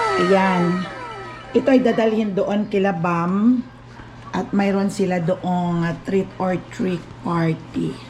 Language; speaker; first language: Filipino; non-native, local second language; Cebuano